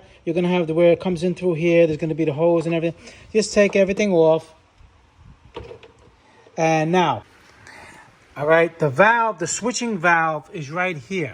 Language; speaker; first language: English; native; English